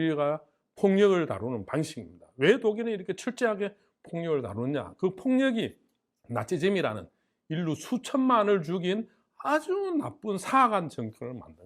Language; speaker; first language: Korean; native; Korean